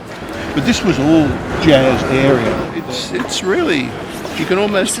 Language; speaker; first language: English; native; English